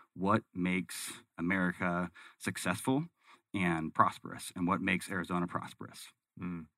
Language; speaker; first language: English; native; English